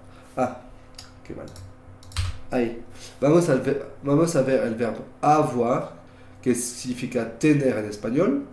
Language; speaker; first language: Spanish; non-native, learner; French